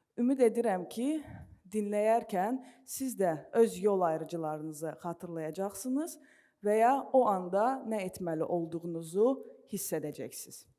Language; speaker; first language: Azerbaijani; non-native, local second language; Russian